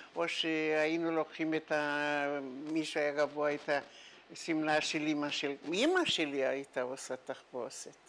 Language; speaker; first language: Hebrew; non-native, fluent; Yiddish